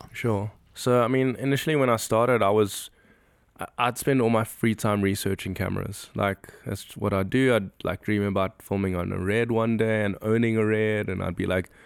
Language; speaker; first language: English; native; English